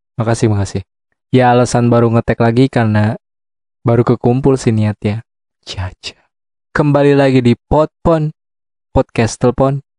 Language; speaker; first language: Indonesian; native; Indonesian